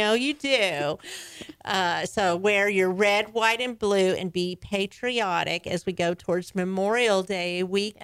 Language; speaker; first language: English; native; English